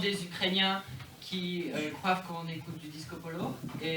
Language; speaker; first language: French; non-native, fluent; Polish